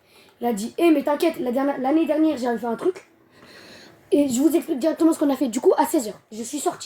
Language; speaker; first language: French; native; French